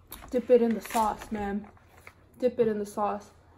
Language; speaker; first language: English; early bilingual, other home language; Spanish